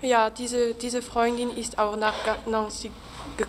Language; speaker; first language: German; non-native, learner; French